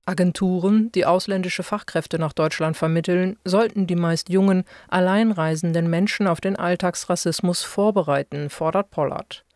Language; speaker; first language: German; native; German